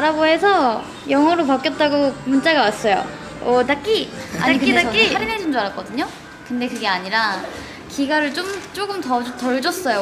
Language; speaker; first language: Korean; native; Korean